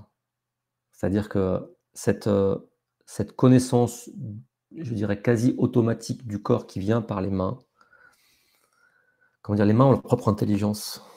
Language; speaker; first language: French; native; French